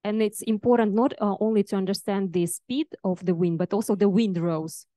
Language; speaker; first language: English; non-native, fluent; Russian